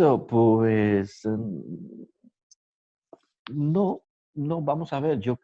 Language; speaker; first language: Spanish; native; Spanish